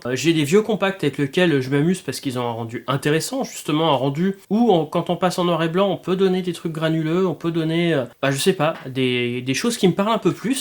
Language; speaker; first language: French; native; French